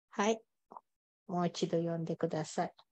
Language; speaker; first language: Japanese; non-native, fluent; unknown